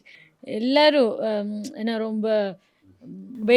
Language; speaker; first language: Tamil; non-native, fluent; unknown